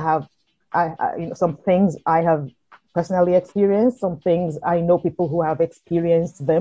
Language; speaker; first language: English; non-native, local second language; Yoruba